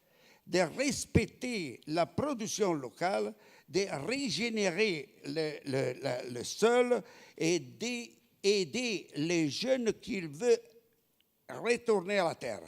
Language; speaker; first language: French; non-native, fluent; Italian